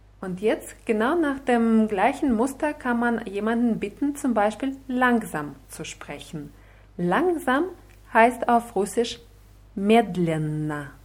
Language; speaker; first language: German; non-native, fluent; Russian